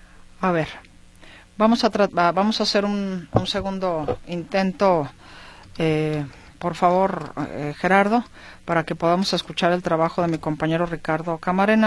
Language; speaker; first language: Spanish; native; Spanish